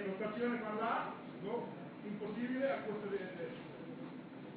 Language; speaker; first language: Italian; non-native, learner; Romanian